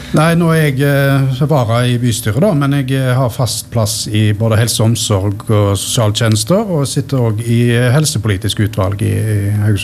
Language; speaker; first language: Norwegian; native; Norwegian